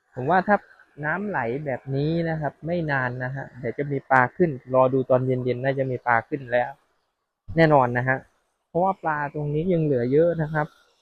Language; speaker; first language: Thai; non-native, local second language; Northern Khmer